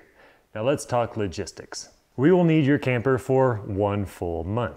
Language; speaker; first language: English; native; English